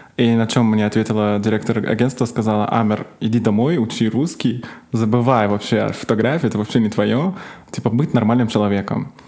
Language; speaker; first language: Russian; non-native, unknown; Arabic